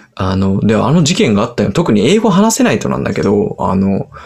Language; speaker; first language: Japanese; early bilingual, heritage; English